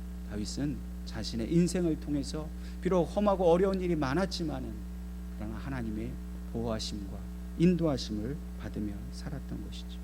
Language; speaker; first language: Korean; native; Korean